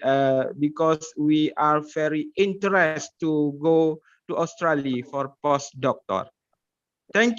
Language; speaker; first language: English; non-native, learner; Indonesian